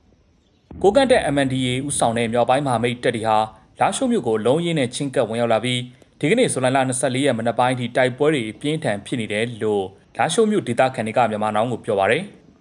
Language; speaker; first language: Burmese; native; Burmese